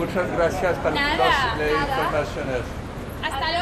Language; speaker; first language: Spanish; non-native, learner; French